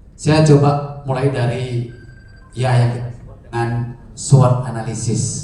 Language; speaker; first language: Indonesian; non-native, local second language; Balinese